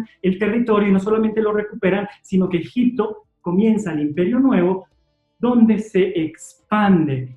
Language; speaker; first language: Spanish; native; Spanish